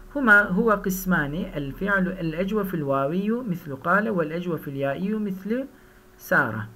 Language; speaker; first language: Arabic; non-native, fluent; Turkish